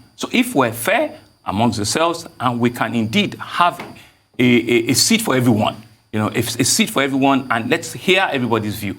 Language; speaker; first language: English; non-native, local second language; Yoruba